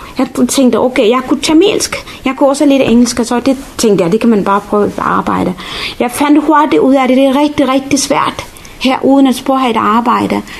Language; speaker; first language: Danish; non-native, fluent; Tamil